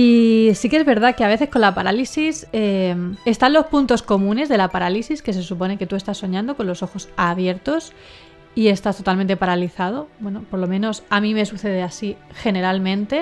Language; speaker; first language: Spanish; native; Spanish